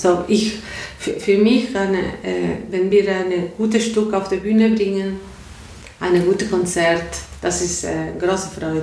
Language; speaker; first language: German; non-native, learner; Spanish